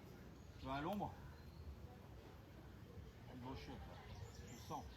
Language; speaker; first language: French; native; French